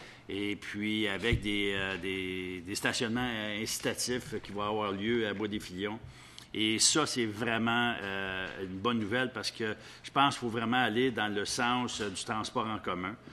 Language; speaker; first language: French; native; French